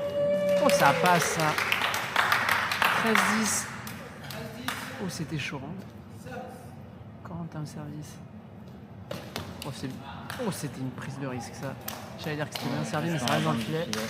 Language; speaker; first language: French; native; French